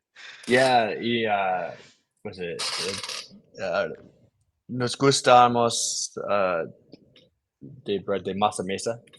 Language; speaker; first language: Spanish; non-native, learner; English